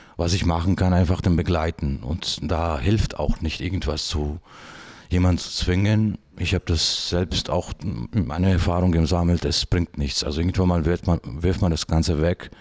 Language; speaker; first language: German; early bilingual, other home language; Georgian